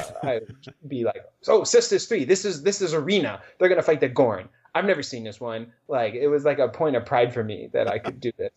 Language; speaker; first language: English; native; English